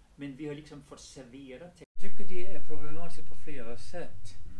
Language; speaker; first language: Swedish; non-native, fluent; Danish